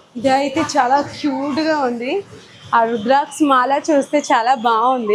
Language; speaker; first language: Telugu; non-native, local second language; Tamil